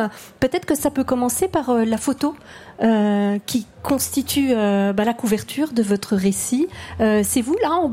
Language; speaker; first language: French; native; French